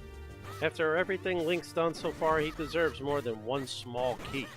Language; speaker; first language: English; native; English